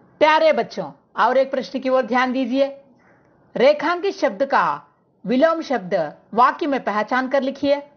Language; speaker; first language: Hindi; non-native, local second language; Telugu